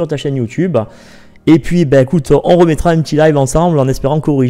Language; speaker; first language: French; native; French